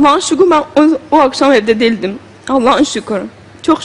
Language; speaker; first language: Turkish; non-native, learner; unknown